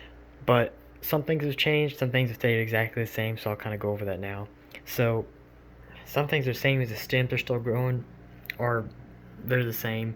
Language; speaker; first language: English; native; English